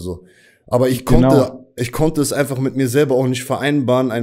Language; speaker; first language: German; native; German